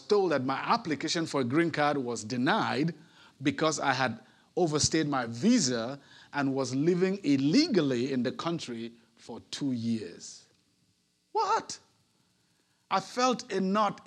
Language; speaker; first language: English; non-native, local second language; Ibibio